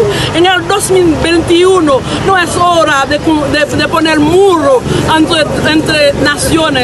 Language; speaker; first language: Spanish; non-native, fluent; Haitian Creole